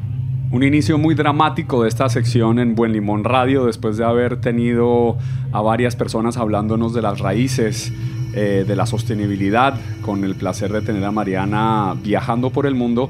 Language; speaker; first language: Spanish; native; Spanish